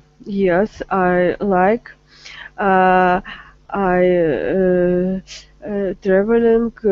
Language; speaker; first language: English; non-native, learner; Russian